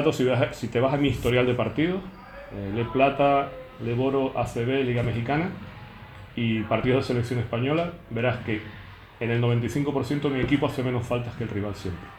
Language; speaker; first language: Spanish; native; Spanish